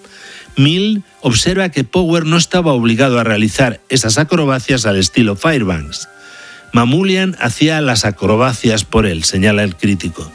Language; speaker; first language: Spanish; native; Spanish